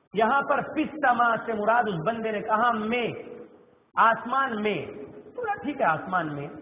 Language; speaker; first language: Urdu; native; Urdu